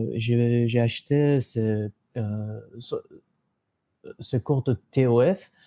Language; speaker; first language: French; non-native, fluent; English